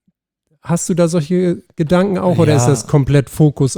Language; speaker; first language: German; native; German